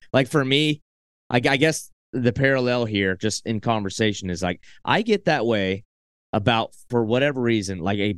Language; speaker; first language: English; native; English